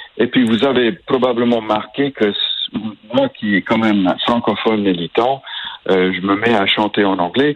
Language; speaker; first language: French; native; French